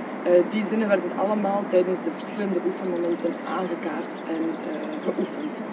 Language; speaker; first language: Dutch; native; Dutch